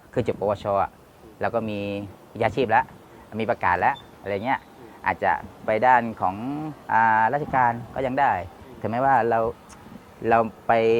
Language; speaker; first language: Thai; non-native, local second language; Pattani Malay